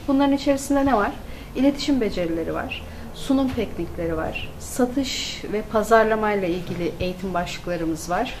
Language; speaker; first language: Turkish; native; Turkish